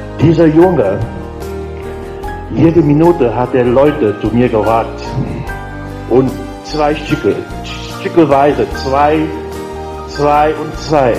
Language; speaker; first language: German; non-native, learner; French